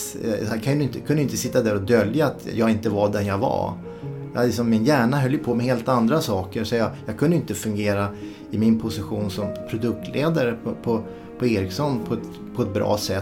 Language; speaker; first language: Swedish; native; Swedish